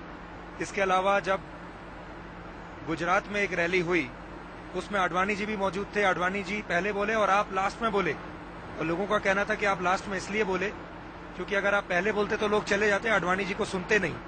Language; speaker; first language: Hindi; native; Hindi